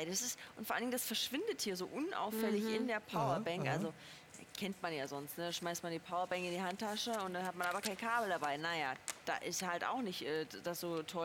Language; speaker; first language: German; native; German